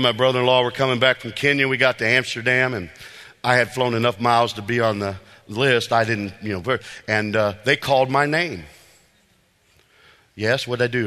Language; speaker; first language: English; native; English